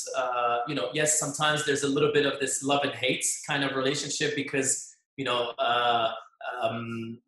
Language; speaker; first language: English; non-native, fluent; French